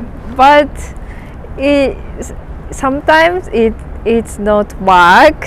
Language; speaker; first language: English; non-native, learner; Japanese